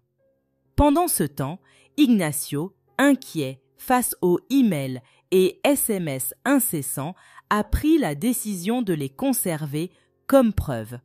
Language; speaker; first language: French; native; French